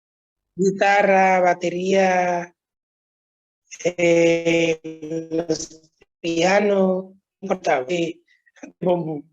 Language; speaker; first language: Spanish; non-native, local second language; Haitian Creole